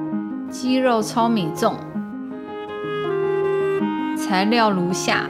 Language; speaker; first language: Chinese; native; Chinese